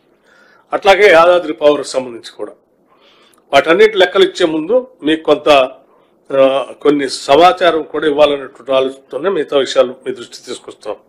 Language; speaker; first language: Telugu; native; Telugu